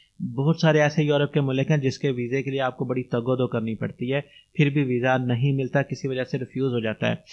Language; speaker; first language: Hindi; non-native, local second language; Punjabi